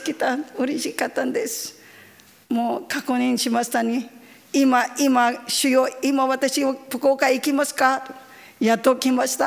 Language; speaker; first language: Japanese; non-native, learner; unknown